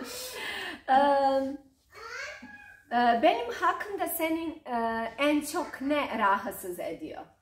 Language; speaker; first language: Turkish; non-native, learner; Croatian